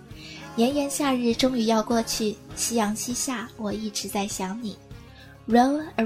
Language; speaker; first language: Chinese; native; Chinese